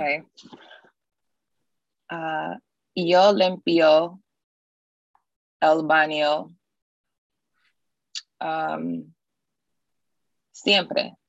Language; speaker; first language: Spanish; non-native, learner; English